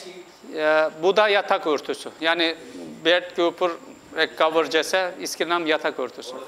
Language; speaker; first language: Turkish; non-native, fluent; Urdu